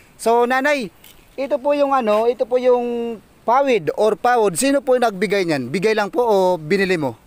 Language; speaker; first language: Filipino; non-native, local second language; Waray